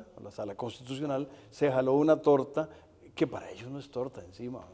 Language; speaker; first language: Spanish; native; Spanish